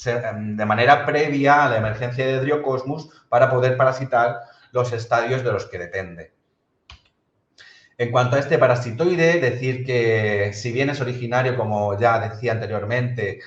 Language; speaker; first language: Spanish; native; Spanish